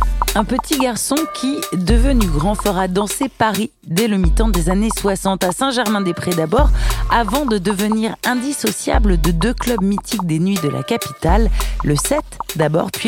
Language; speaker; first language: French; native; French